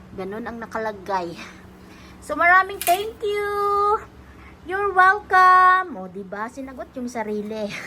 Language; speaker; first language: Filipino; native; Filipino